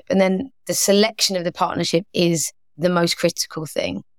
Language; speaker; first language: English; native; English